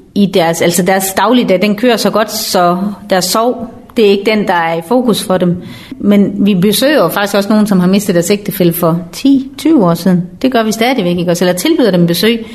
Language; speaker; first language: Danish; native; Danish